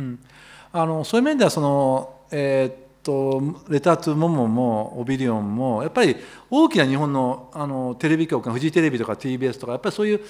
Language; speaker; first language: Japanese; native; Japanese